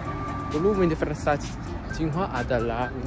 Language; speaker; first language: Indonesian; non-native, fluent; Chinese